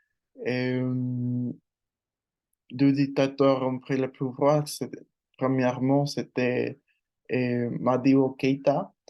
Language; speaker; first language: French; non-native, learner; Spanish